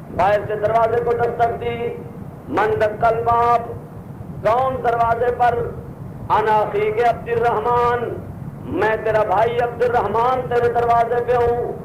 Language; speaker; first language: Urdu; non-native, local second language; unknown